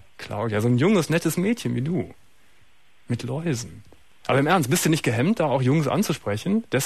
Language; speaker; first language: German; native; German